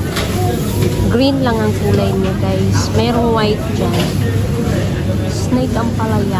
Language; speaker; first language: Filipino; native; Filipino